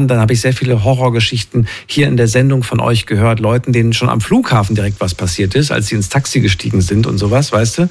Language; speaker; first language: German; native; German